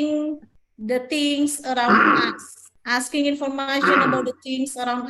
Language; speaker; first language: English; non-native, learner; Indonesian